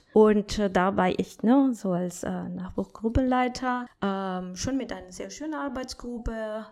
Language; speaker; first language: German; non-native, fluent; Spanish